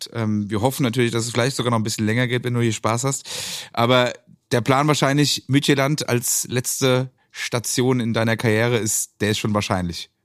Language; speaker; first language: German; native; German